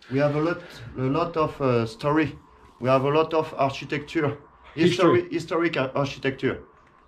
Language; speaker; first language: English; non-native, learner; French